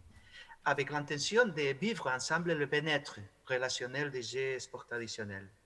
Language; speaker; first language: French; non-native, fluent; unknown